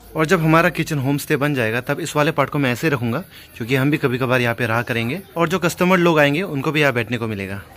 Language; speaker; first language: Hindi; non-native, local second language; Adi